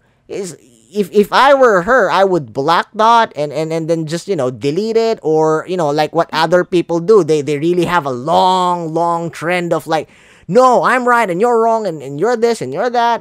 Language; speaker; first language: English; non-native, local second language; Filipino